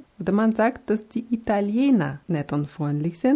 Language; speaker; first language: German; non-native, fluent; Russian